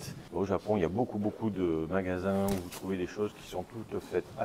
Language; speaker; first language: French; native; French